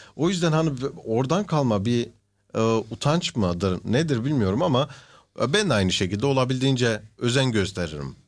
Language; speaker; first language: Turkish; native; Turkish